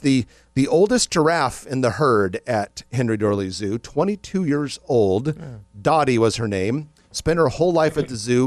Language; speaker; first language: English; native; English